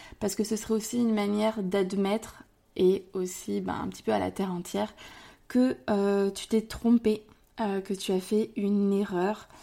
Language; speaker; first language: French; native; French